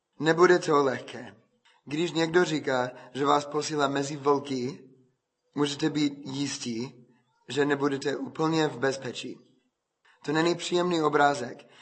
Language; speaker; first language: Czech; non-native, fluent; English